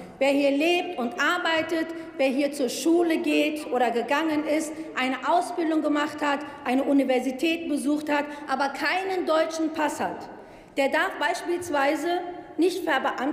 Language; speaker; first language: German; early bilingual, other home language; Turkish